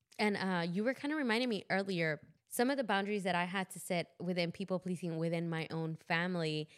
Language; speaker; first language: English; early bilingual, other home language; Spanish